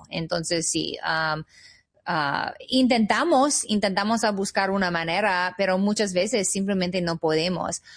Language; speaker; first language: Spanish; non-native, fluent; English